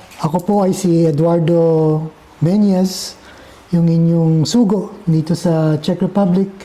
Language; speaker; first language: Filipino; early bilingual, heritage; Filipino